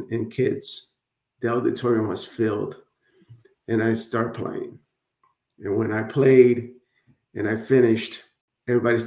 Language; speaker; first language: English; early bilingual, other home language; Spanish